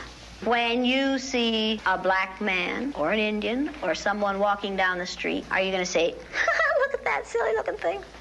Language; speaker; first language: English; native; English